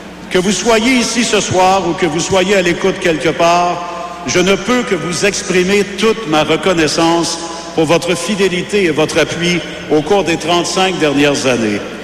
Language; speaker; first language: French; native; French